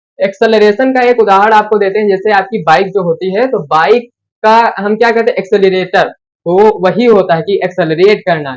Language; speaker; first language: Hindi; native; Hindi